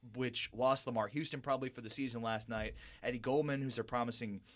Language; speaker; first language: English; native; English